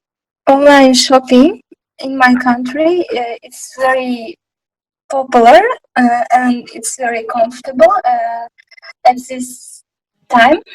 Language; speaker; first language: English; non-native, learner; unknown